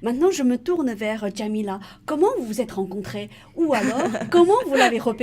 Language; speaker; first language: French; native; French